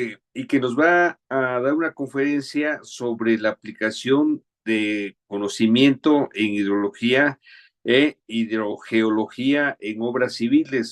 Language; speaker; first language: Spanish; native; Spanish